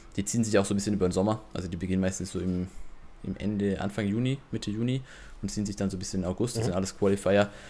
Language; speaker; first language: German; native; German